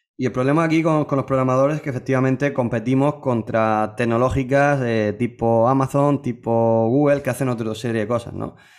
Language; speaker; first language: Spanish; native; Spanish